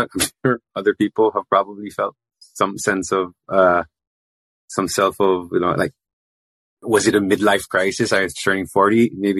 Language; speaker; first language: English; non-native, local second language; Filipino